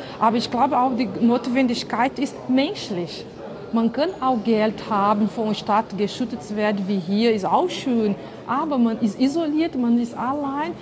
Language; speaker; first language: German; non-native, fluent; Portuguese